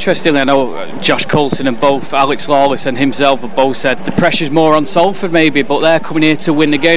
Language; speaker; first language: English; native; English